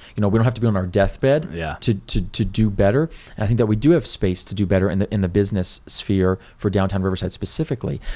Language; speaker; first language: English; native; English